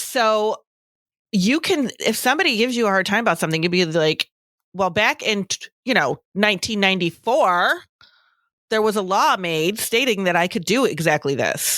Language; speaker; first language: English; native; English